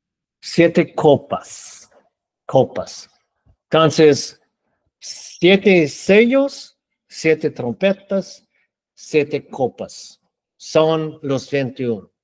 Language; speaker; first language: Spanish; non-native, learner; English